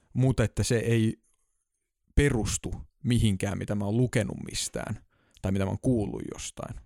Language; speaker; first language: Finnish; native; Finnish